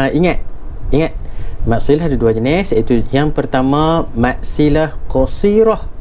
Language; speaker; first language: Malay; native; Malay